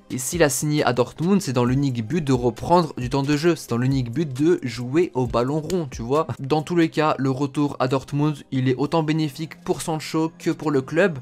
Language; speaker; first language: French; native; French